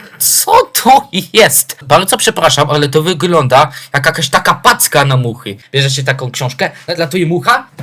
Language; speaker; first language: Polish; native; Polish